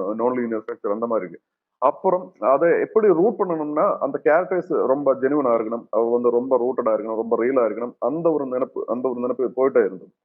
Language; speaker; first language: Tamil; non-native, learner; Malayalam